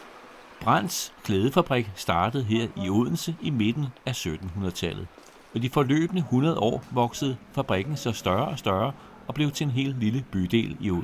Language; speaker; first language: Danish; native; Danish